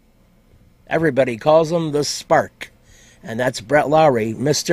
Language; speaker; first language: English; native; English